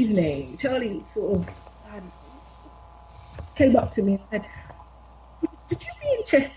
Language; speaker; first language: English; native; English